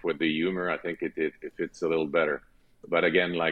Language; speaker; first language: English; non-native, fluent; French